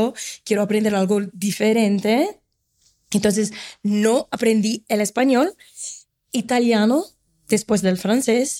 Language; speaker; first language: Spanish; non-native, fluent; Portuguese